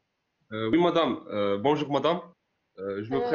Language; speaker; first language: French; non-native, local second language; Arabic